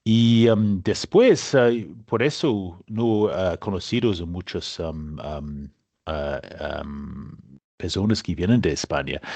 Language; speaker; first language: Spanish; non-native, learner; English